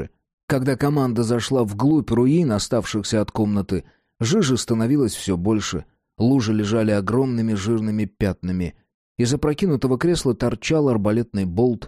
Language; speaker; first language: Russian; native; Russian